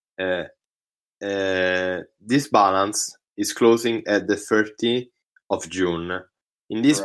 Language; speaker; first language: English; non-native, learner; Italian